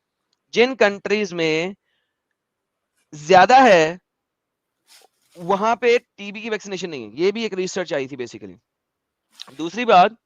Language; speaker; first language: Hindi; native; Hindi